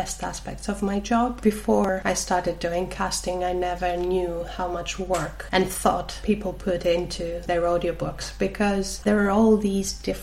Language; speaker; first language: English; non-native, fluent; Greek